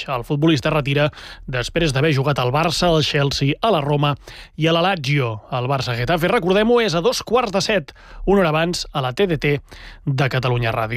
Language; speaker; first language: Catalan; native; Catalan